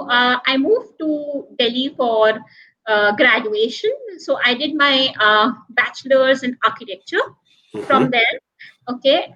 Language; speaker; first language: English; non-native, local second language; Hindi